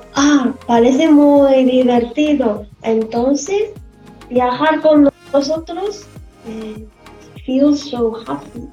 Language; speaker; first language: Spanish; non-native, learner; Japanese